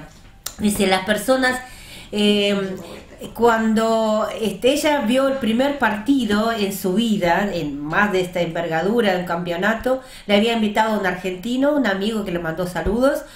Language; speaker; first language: Spanish; early bilingual, heritage; Russian